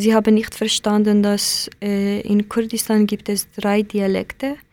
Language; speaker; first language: German; non-native, learner; Kurdish